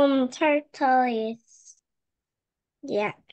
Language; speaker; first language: English; non-native, learner; Korean